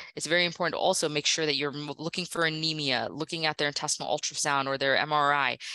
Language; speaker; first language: English; native; English